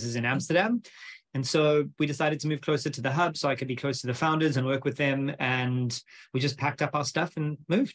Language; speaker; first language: English; native; English